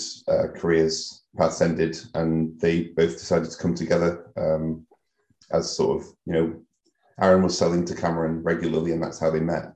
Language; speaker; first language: English; native; English